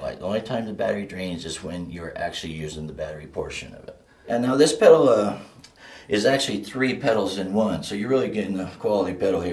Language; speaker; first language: English; native; English